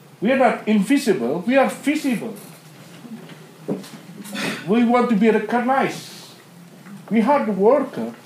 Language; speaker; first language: English; non-native, learner; Indonesian